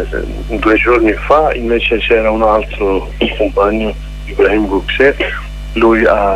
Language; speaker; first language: Italian; non-native, learner; Kurdish